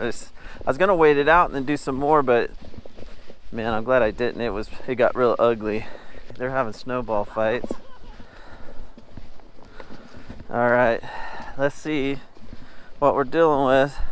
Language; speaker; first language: English; native; English